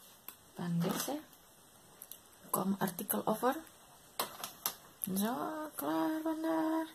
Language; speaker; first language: Dutch; non-native, learner; Indonesian